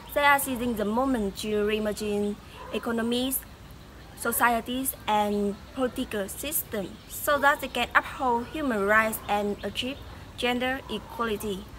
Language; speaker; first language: English; non-native, fluent; Vietnamese